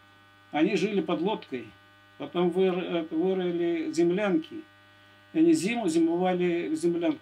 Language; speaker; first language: Russian; native; Russian